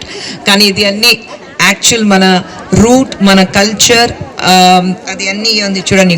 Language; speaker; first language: Telugu; non-native, fluent; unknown